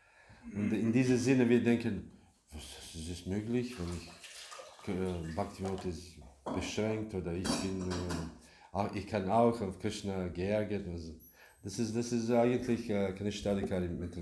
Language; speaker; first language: German; non-native, learner; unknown